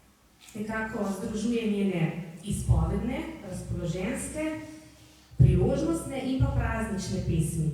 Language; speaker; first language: Slovenian; native; Slovenian